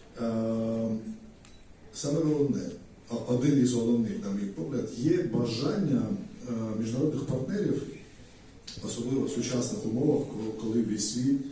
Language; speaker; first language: Ukrainian; non-native, fluent; Georgian